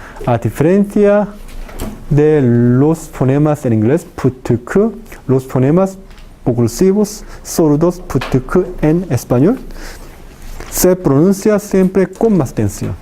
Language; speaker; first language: Spanish; non-native, fluent; Korean